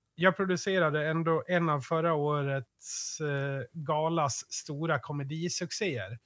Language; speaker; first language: Swedish; native; Swedish